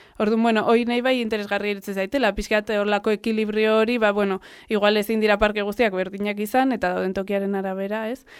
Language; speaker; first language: Basque; non-native, local second language; Spanish